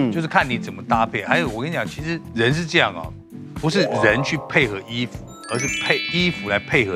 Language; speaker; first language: Chinese; native; Chinese